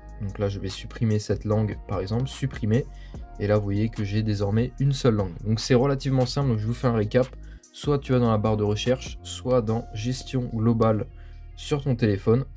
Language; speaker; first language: French; native; French